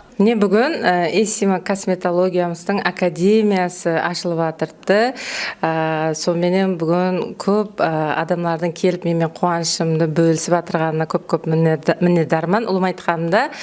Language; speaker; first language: Uzbek; non-native, local second language; Kara-Kalpak